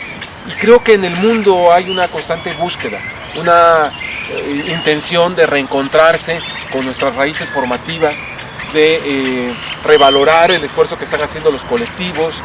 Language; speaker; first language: Spanish; native; Spanish